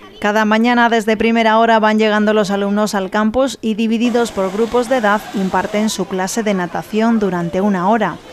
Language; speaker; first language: Spanish; native; Spanish